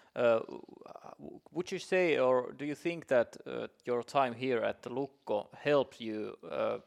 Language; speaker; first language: English; non-native, fluent; Finnish